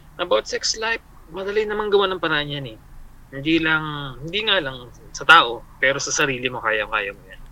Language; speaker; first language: Filipino; native; Filipino